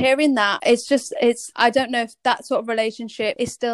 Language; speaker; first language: English; native; English